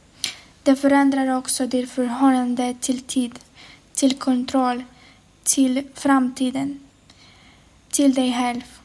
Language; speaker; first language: Swedish; non-native, fluent; Ukrainian